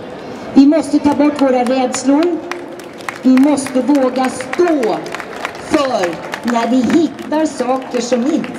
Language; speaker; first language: Swedish; native; Swedish